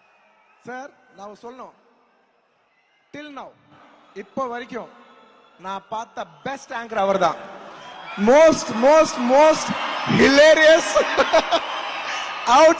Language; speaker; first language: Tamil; non-native, local second language; Telugu